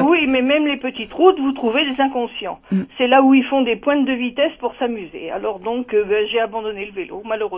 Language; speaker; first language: French; native; French